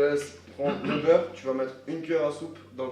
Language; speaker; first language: French; native; French